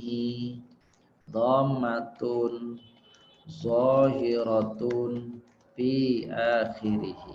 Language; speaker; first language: Arabic; non-native, fluent; Indonesian